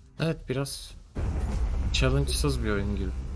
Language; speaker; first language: Turkish; native; Turkish